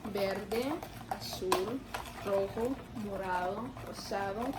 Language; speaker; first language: Spanish; early bilingual, other home language; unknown